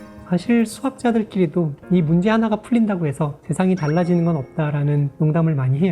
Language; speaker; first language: Korean; native; Korean